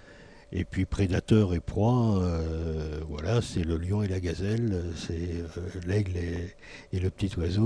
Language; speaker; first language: French; native; French